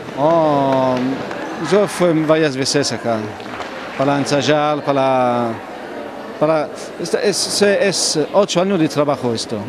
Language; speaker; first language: Spanish; non-native, learner; French